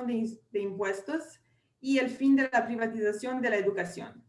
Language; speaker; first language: Spanish; non-native, fluent; English